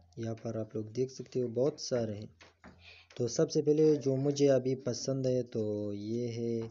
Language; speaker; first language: Urdu; non-native, local second language; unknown